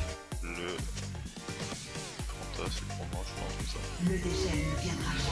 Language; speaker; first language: French; native; French